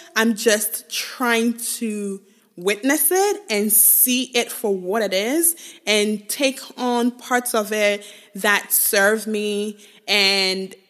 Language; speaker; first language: English; non-native, local second language; Igbo